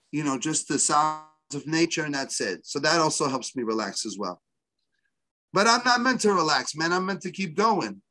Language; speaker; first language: English; native; English